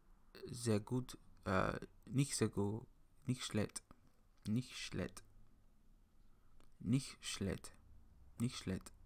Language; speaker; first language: German; non-native, learner; English